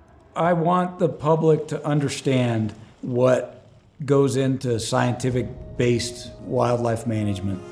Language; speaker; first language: English; native; English